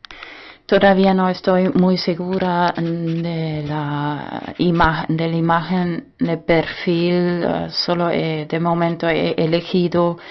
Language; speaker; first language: Spanish; non-native, fluent; German